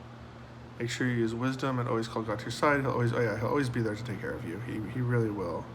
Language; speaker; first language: English; native; English